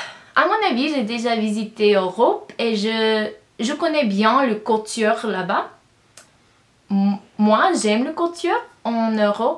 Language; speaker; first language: French; non-native, learner; English